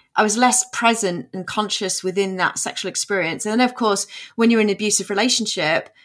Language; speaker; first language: English; native; English